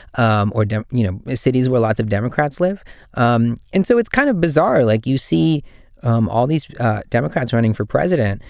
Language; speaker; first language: English; native; English